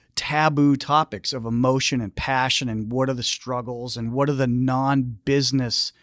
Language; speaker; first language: English; native; English